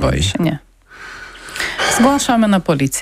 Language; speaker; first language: Polish; non-native, learner; Ukrainian